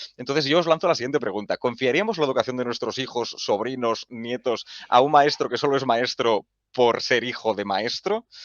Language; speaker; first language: Spanish; non-native, local second language; Catalan